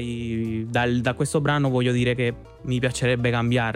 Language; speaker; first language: Italian; non-native, fluent; Spanish